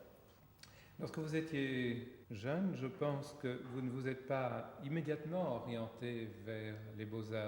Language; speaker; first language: French; native; French